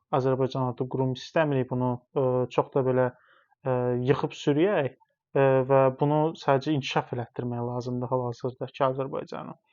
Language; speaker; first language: Azerbaijani; non-native, local second language; Talysh